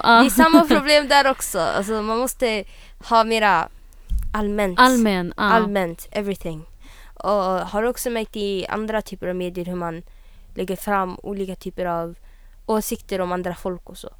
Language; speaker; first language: Swedish; native; Swedish